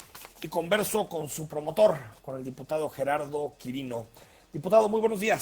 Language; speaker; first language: Spanish; native; Spanish